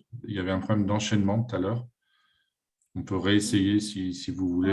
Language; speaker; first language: French; native; French